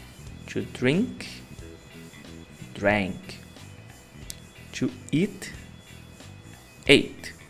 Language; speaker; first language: English; non-native, fluent; Portuguese